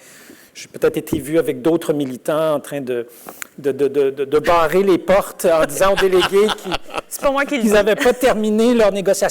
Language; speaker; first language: French; native; French